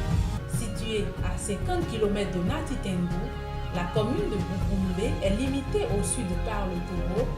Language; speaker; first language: French; native; French